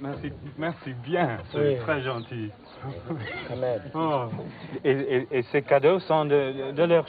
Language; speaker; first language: French; non-native, fluent; English